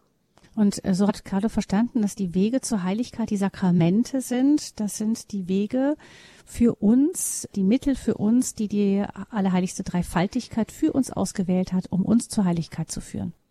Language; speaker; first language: German; native; German